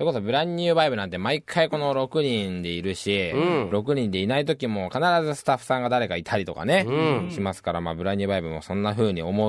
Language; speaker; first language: Japanese; native; Japanese